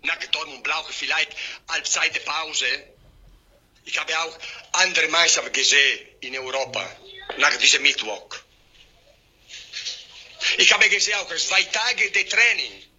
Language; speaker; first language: German; non-native, learner; Italian